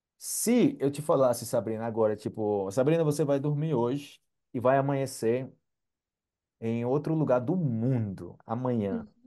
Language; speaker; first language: Portuguese; native; Portuguese